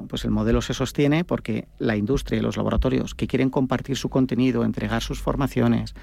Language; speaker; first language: Spanish; native; Spanish